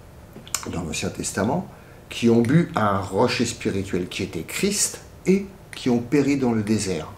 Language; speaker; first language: French; native; French